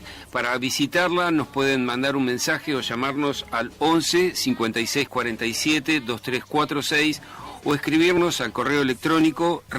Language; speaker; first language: Spanish; native; Spanish